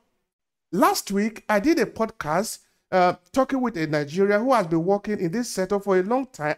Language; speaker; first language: English; non-native, local second language; Bini